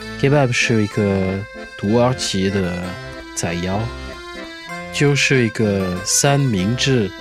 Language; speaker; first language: Chinese; non-native, learner; French